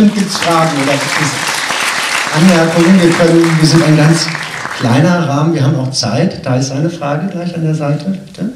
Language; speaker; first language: German; native; German